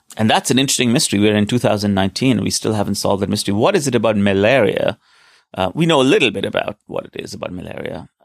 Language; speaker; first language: English; non-native, local second language; Hindi